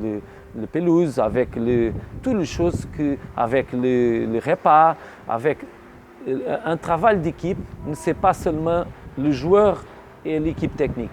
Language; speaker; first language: French; non-native, learner; Portuguese